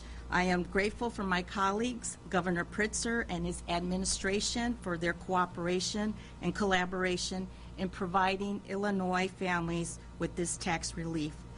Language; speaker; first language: English; early bilingual, other home language; Spanish